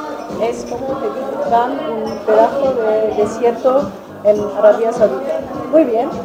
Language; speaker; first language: Spanish; non-native, fluent; German